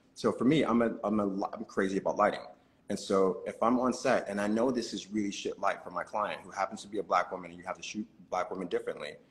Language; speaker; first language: English; native; English